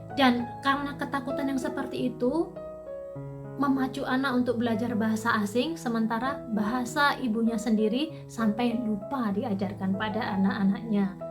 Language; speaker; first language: Indonesian; native; Indonesian